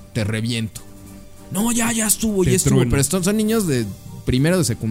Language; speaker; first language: Spanish; native; Spanish